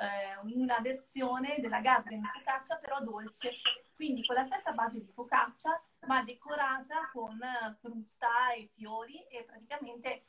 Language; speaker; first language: Italian; native; Italian